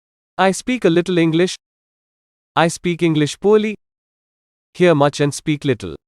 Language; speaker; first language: English; non-native, local second language; Hindi